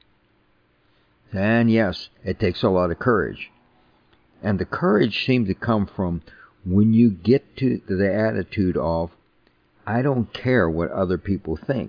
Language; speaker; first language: English; native; English